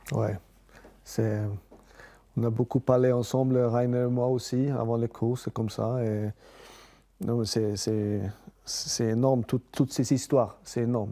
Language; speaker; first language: French; non-native, fluent; Swedish